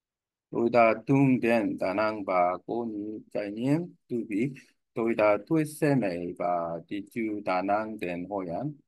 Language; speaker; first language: Vietnamese; non-native, learner; Korean